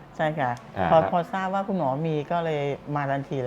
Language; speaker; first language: Thai; native; Thai